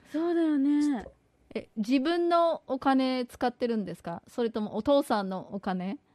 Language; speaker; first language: Japanese; native; Japanese